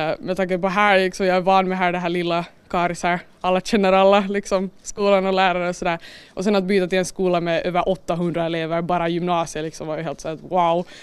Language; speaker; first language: Swedish; native; Swedish